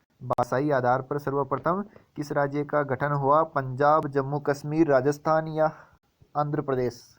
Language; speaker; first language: Hindi; native; Hindi